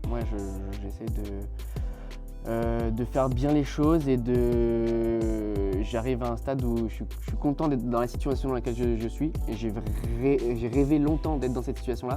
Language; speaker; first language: French; native; French